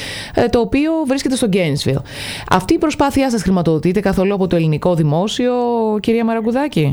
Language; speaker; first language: Greek; native; Greek